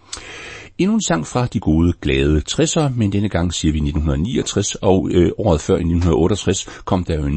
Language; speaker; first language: Danish; native; Danish